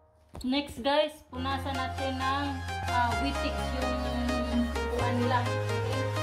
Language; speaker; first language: Filipino; non-native, local second language; Cebuano